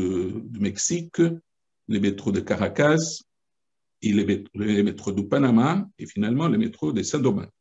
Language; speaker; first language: French; non-native, fluent; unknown